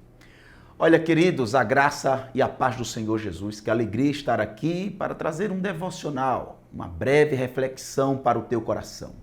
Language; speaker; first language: Portuguese; native; Portuguese